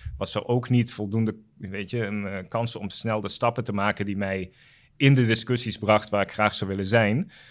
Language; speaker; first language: Dutch; non-native, local second language; Papiamento